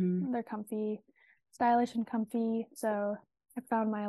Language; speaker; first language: English; native; English